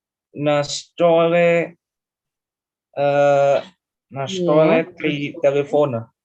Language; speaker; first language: Russian; non-native, learner; Indonesian